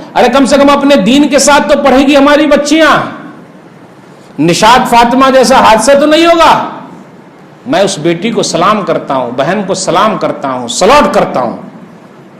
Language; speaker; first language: Hindi; native; Hindi